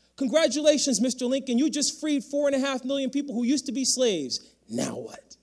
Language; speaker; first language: English; native; English